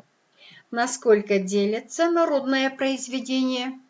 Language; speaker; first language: Russian; non-native, local second language; Kyrgyz